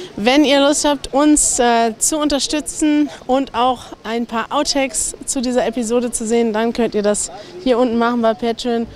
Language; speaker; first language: German; native; German